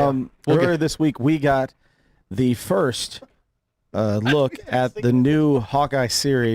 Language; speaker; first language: English; native; English